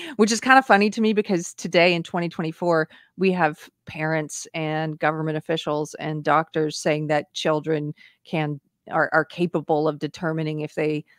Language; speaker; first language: English; native; English